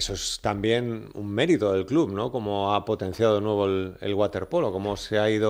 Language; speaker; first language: Spanish; native; Spanish